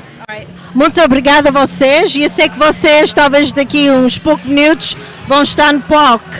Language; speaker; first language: Portuguese; early bilingual, heritage; Portuguese